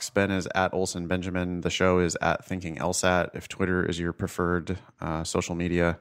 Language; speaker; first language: English; native; English